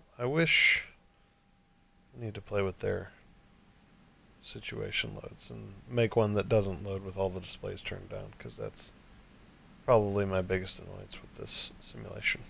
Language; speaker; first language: English; native; English